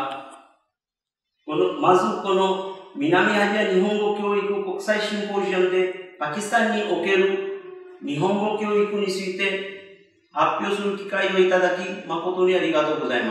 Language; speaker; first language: Japanese; non-native, fluent; Urdu